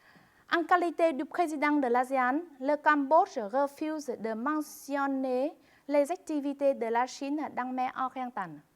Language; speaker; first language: French; non-native, fluent; Vietnamese